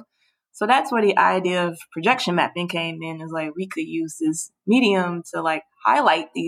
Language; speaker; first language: English; native; English